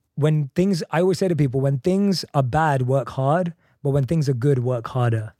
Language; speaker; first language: English; native; English